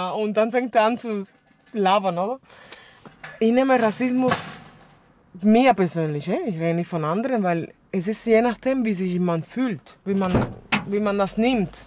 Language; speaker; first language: German; non-native, fluent; Spanish